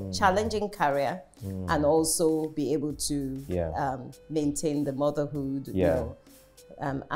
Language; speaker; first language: English; non-native, local second language; Yoruba